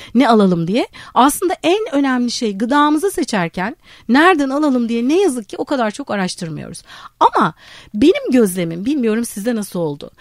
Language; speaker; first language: Turkish; native; Turkish